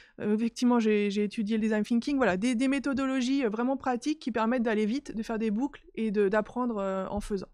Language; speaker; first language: French; native; French